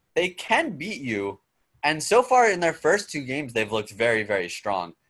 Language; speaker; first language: English; native; English